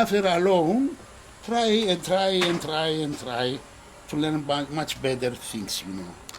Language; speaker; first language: English; non-native, learner; Greek